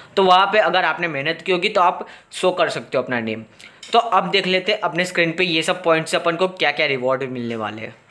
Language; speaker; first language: Hindi; non-native, local second language; Gujarati